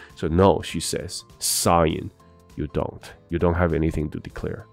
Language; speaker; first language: English; non-native, fluent; Chinese